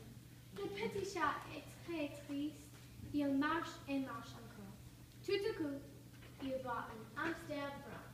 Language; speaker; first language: French; non-native, learner; English